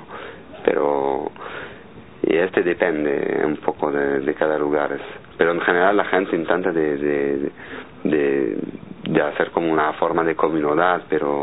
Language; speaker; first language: Spanish; non-native, fluent; French